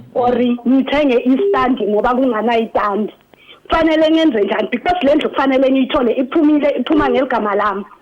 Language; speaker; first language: Zulu; native; Zulu